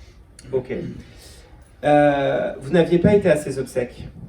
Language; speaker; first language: French; native; French